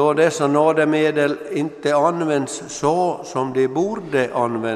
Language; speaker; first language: Swedish; non-native, local second language; Finnish